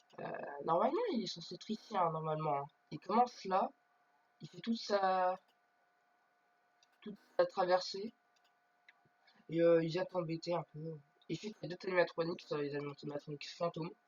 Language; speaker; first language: French; native; French